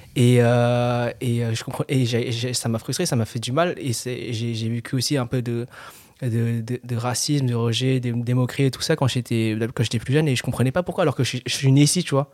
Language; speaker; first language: French; native; French